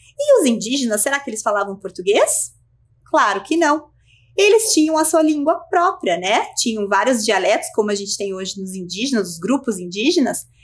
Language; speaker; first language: Portuguese; native; Portuguese